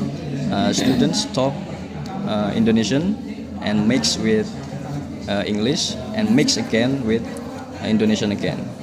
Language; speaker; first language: English; non-native, learner; Indonesian